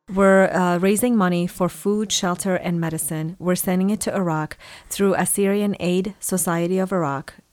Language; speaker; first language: English; non-native, fluent; Persian